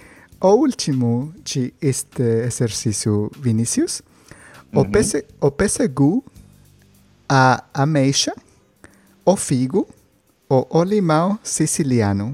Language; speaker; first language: Portuguese; non-native, learner; Spanish